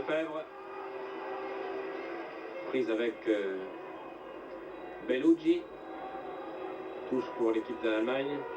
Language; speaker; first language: French; native; French